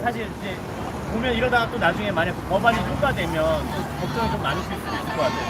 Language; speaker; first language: Korean; native; Korean